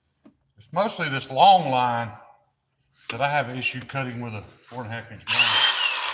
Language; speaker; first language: English; native; English